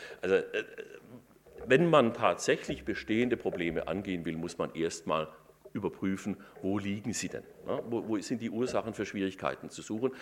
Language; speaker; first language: German; native; German